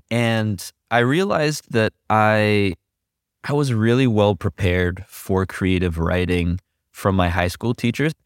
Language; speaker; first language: English; native; English